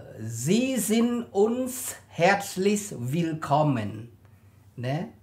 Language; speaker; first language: German; non-native, learner; Khmer